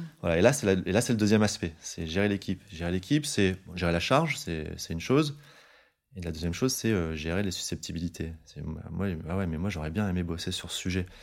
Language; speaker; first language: French; native; French